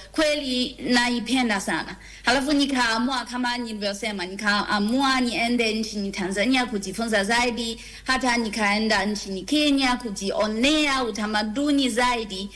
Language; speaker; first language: Swahili; non-native, fluent; Chinese